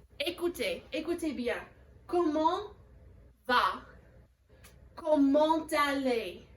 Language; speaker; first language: French; non-native, fluent; English